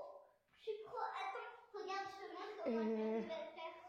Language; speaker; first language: French; early bilingual, other home language; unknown